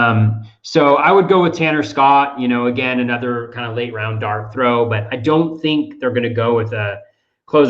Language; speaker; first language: English; native; English